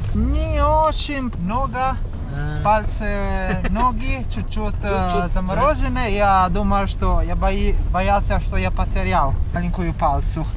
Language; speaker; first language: Russian; non-native, learner; Italian